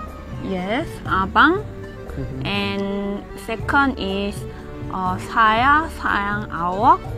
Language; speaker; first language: English; non-native, learner; Korean